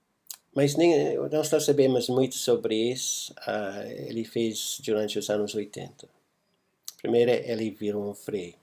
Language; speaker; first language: Portuguese; non-native, fluent; English